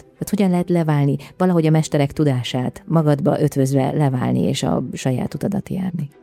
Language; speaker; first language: Hungarian; native; Hungarian